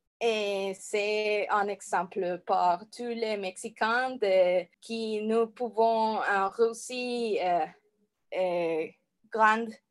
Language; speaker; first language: French; non-native, learner; Spanish